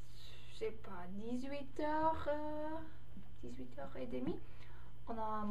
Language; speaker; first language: French; non-native, learner; English